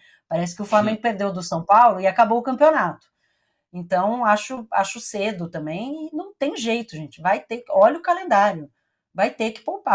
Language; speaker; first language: Portuguese; native; Portuguese